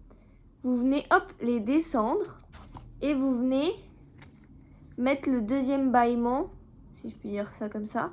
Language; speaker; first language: French; native; French